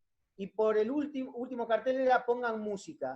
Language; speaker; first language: Spanish; native; Spanish